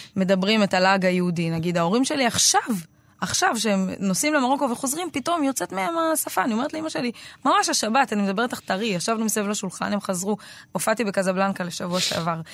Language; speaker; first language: Hebrew; native; Hebrew